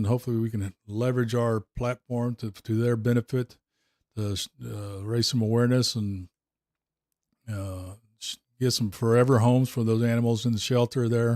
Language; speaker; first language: English; native; English